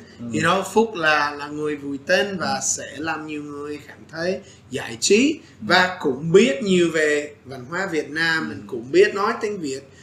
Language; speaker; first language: Vietnamese; non-native, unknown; English